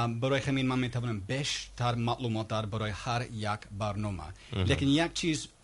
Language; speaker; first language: Persian; non-native, learner; English